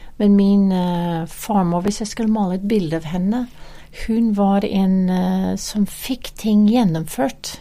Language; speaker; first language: Norwegian; non-native, fluent; English